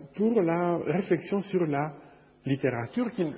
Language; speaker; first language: French; non-native, fluent; Romanian